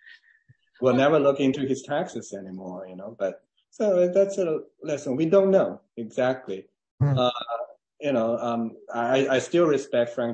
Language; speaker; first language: English; non-native, fluent; Chinese